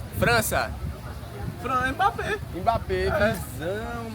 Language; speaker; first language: Portuguese; native; Portuguese